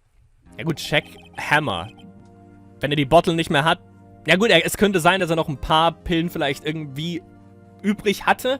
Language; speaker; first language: German; native; German